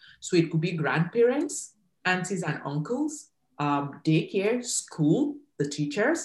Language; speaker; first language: English; non-native, local second language; Yoruba